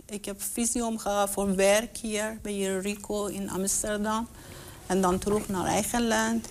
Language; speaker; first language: Dutch; non-native, learner; Persian